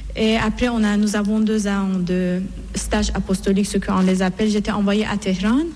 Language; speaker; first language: French; non-native, fluent; Persian